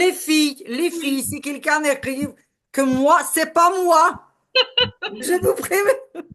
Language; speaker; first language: French; non-native, learner; Ukrainian